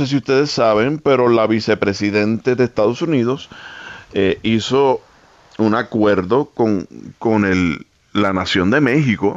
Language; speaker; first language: Spanish; early bilingual, heritage; Spanish